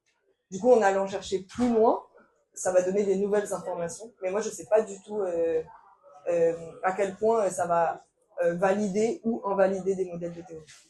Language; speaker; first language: French; native; French